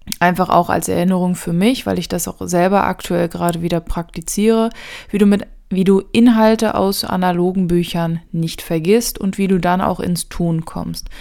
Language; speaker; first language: German; native; German